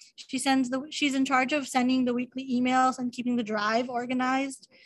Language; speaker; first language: English; native; English